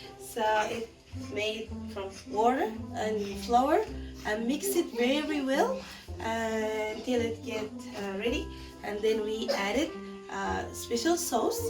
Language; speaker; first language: English; non-native, fluent; Arabic